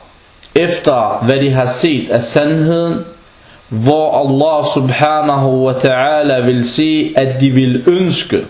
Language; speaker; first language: Danish; non-native, fluent; Arabic